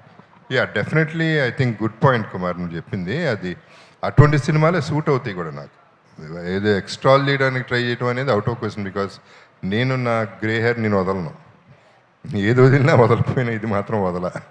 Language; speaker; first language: Telugu; native; Telugu